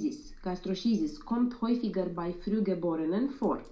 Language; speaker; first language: German; non-native, learner; Romanian